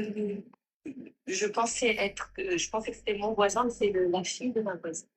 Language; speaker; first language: French; native; French